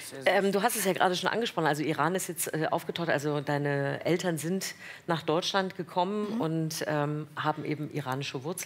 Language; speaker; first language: German; native; German